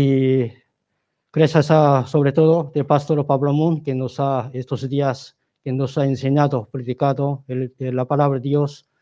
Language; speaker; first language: Spanish; non-native, learner; Korean